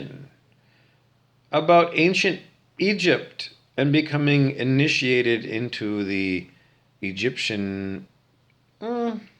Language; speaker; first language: English; native; English